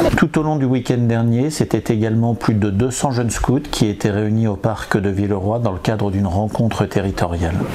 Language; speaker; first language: French; native; French